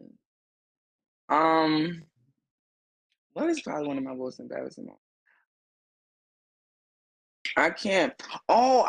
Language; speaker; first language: English; native; English